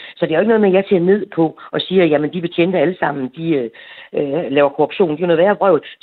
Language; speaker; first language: Danish; native; Danish